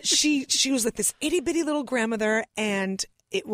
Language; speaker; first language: English; early bilingual, other home language; Russian